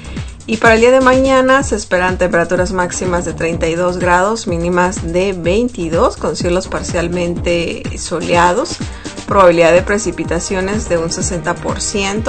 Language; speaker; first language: Spanish; native; Spanish